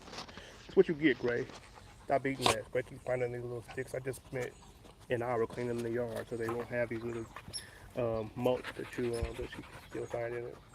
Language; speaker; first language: English; native; English